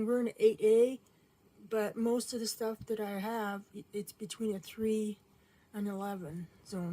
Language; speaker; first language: English; native; English